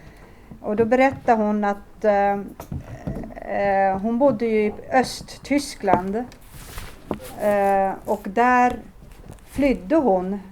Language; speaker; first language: Swedish; early bilingual, other home language; Assyrian Neo-Aramaic